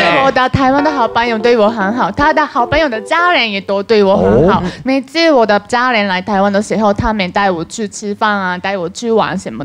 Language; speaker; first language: Chinese; non-native, fluent; Japanese